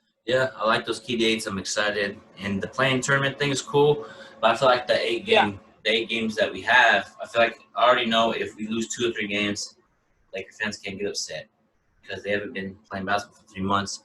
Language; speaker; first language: English; native; English